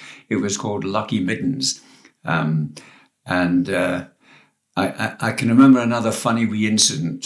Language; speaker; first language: English; native; English